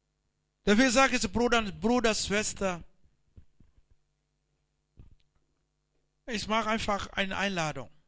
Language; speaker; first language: German; non-native, learner; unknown